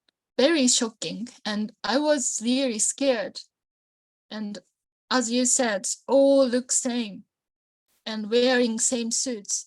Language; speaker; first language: English; non-native, learner; Japanese